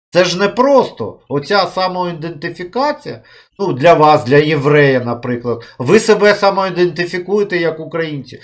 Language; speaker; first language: Ukrainian; native; Ukrainian